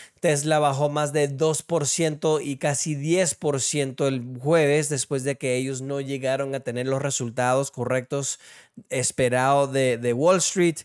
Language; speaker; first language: Spanish; early bilingual, heritage; Spanish